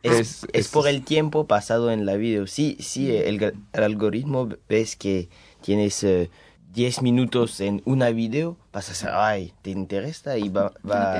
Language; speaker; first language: Spanish; early bilingual, heritage; French